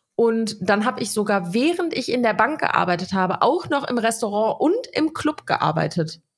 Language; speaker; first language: German; early bilingual, other home language; Serbian